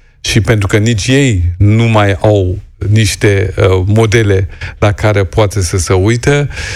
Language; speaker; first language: Romanian; non-native, fluent; German